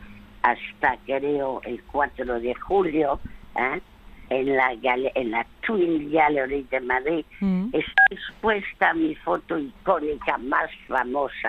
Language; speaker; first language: Spanish; early bilingual, other home language; French